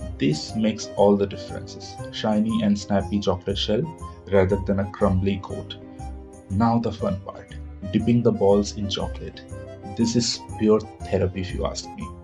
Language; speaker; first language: English; non-native, local second language; Bangla